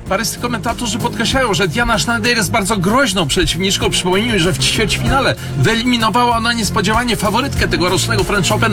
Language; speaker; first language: Polish; native; Polish